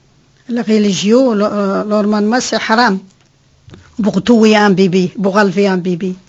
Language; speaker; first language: French; non-native, learner; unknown